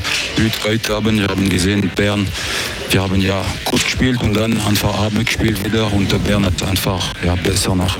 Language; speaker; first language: German; non-native, local second language; French